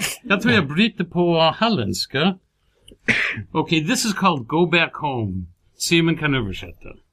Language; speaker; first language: Swedish; non-native, fluent; English